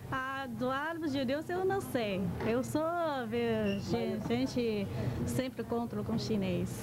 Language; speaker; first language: Portuguese; non-native, learner; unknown